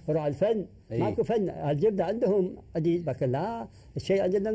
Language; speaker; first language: Arabic; native; Arabic